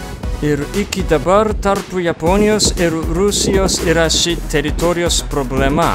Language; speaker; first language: Lithuanian; non-native, fluent; Japanese